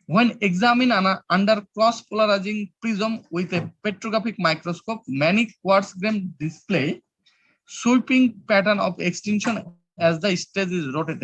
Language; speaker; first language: English; non-native, local second language; Bangla